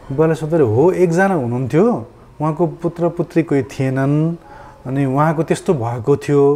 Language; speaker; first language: Nepali; native; Nepali